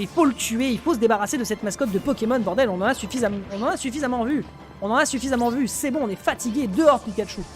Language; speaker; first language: French; native; French